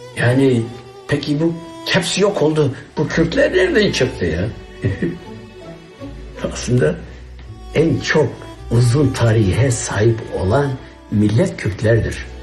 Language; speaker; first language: Turkish; non-native, local second language; Kurdish